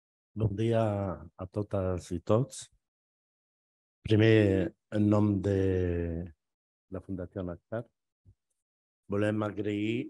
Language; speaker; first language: Catalan; non-native, fluent; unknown